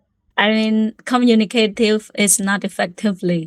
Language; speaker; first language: English; non-native, learner; Khmer